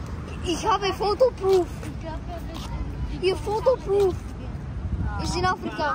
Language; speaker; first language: German; early bilingual, other home language; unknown